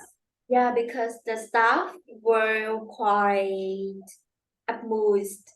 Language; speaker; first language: English; non-native, learner; Vietnamese